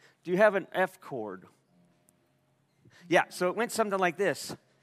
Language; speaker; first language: English; native; English